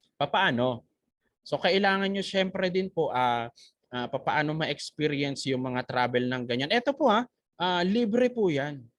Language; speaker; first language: Filipino; native; Filipino